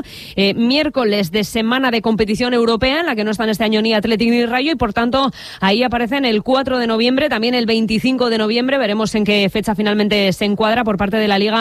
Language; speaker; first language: Spanish; native; Spanish